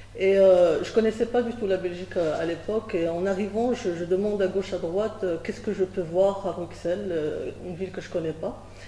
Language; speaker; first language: French; non-native, local second language; Arabic